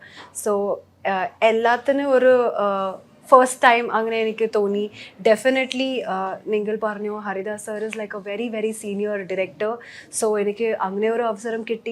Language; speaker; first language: Malayalam; early bilingual, heritage; Malayalam